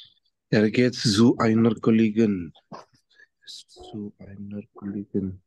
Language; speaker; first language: German; non-native, learner; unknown